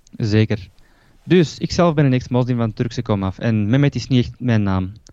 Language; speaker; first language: Dutch; early bilingual, other home language; Turkish